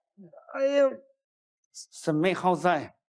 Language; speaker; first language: Chinese; native; Chinese